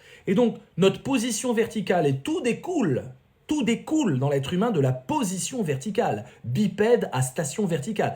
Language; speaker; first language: French; native; French